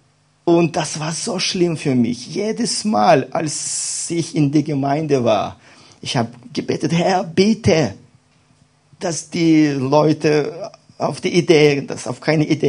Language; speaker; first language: German; non-native, fluent; Russian